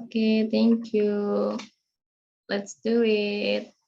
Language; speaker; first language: English; non-native, learner; Indonesian